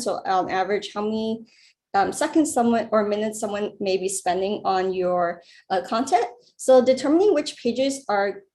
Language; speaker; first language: English; native; English